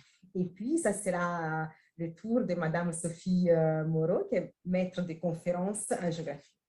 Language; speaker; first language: French; non-native, fluent; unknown